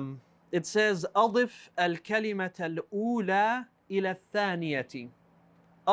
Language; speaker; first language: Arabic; non-native, fluent; English